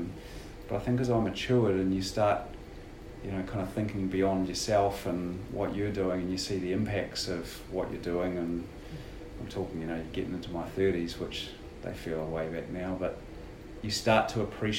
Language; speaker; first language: English; native; English